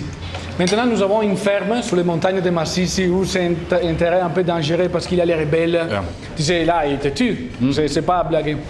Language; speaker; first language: French; non-native, fluent; Italian